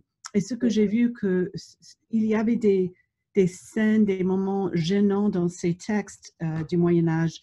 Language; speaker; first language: French; non-native, fluent; English